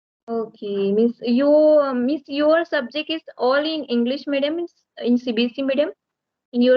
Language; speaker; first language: English; non-native, learner; Marathi